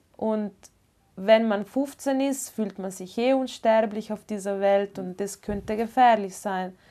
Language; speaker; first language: German; non-native, local second language; Ladin